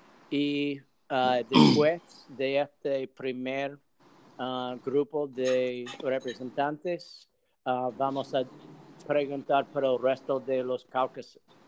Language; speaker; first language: Spanish; non-native, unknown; English